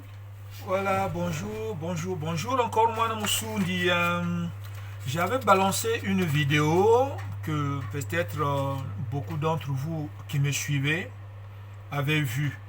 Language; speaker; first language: French; non-native, local second language; Kongo